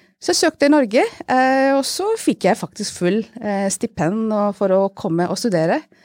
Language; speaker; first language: Norwegian; non-native, fluent; Hindi